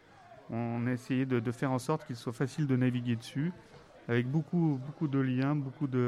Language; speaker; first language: French; native; French